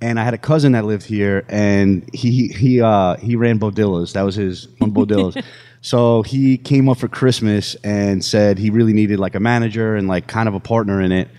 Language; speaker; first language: English; native; English